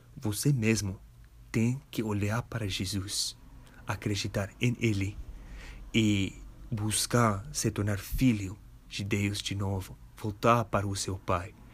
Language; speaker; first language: Portuguese; non-native, fluent; English